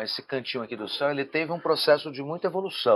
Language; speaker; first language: Portuguese; native; Portuguese